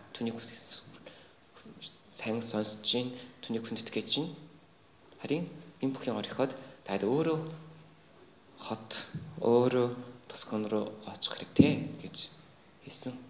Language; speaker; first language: Mongolian; non-native, fluent; Korean